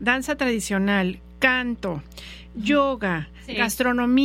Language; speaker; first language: Spanish; native; Spanish